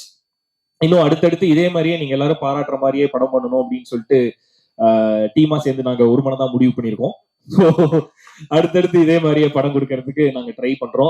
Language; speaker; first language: Tamil; native; Tamil